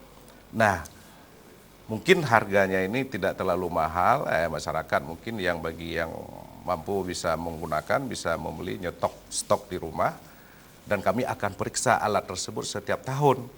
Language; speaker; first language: Malay; native; Malay